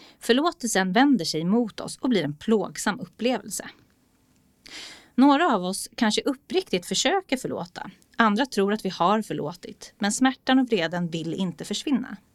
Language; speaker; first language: Swedish; native; Swedish